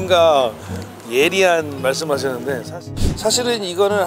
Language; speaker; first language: Korean; native; Korean